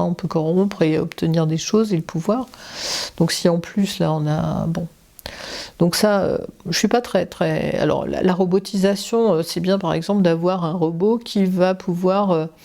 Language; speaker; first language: French; native; French